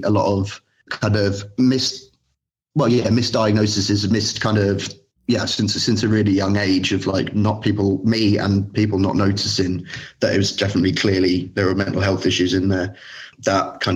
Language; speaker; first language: English; native; English